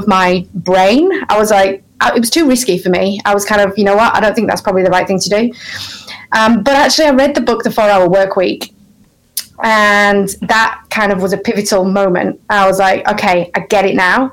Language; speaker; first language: English; native; English